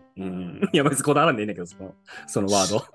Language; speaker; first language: Japanese; native; Japanese